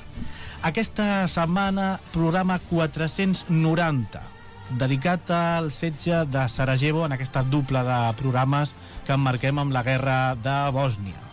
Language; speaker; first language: Catalan; native; Catalan